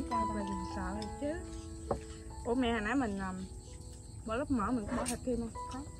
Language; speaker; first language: Vietnamese; native; Vietnamese